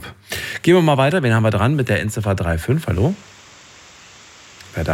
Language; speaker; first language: German; native; German